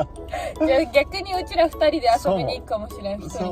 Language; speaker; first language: Japanese; native; Japanese